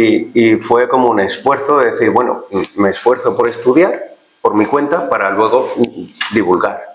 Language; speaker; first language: Spanish; native; Spanish